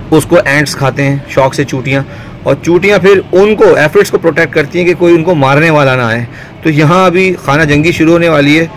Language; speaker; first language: Urdu; native; Urdu